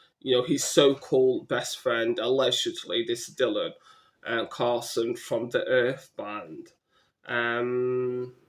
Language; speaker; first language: English; native; English